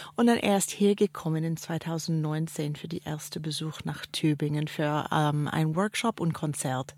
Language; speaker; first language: German; non-native, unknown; English